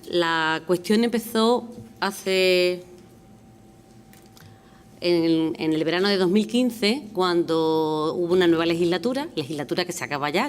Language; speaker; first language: Spanish; native; Spanish